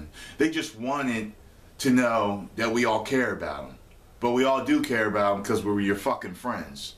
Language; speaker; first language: English; native; English